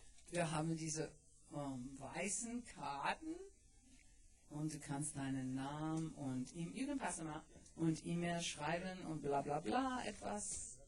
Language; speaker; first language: German; non-native, learner; English